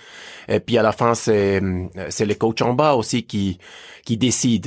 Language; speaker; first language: French; native; French